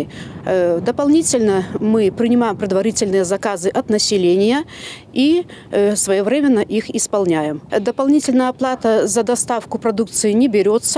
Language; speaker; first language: Russian; native; Russian